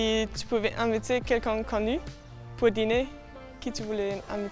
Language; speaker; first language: French; non-native, fluent; Danish